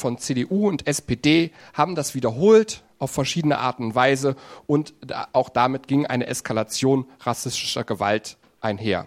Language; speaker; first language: German; native; German